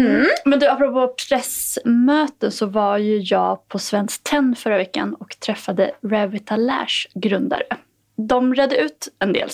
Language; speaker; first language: Swedish; native; Swedish